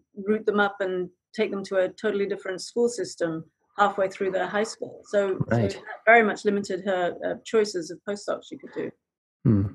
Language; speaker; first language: English; native; English